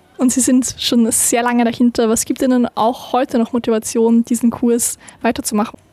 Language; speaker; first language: German; native; German